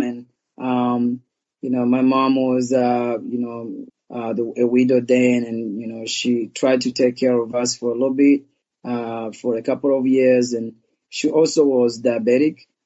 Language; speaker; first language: English; non-native, local second language; Kinyarwanda